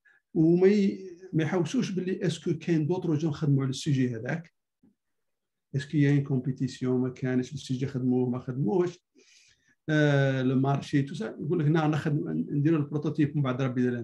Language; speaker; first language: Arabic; native; Arabic